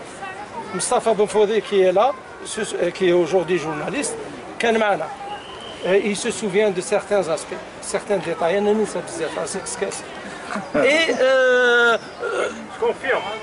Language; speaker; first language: French; non-native, local second language; Arabic